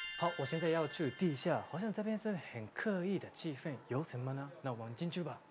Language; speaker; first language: Chinese; non-native, fluent; Japanese